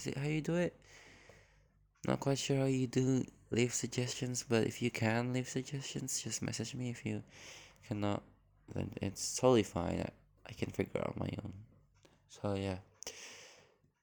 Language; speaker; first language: English; non-native, fluent; Indonesian